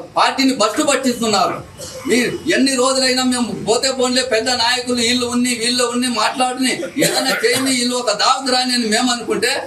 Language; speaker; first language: Telugu; non-native, local second language; Lambadi